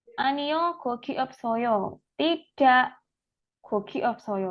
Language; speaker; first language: Korean; non-native, fluent; Indonesian